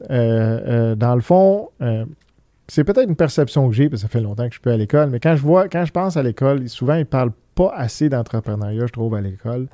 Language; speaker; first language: French; early bilingual, other home language; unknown